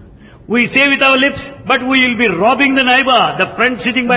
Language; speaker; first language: English; non-native, local second language; Telugu